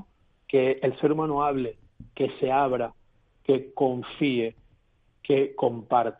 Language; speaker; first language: Spanish; native; Spanish